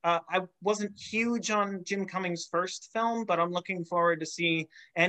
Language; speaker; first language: English; native; English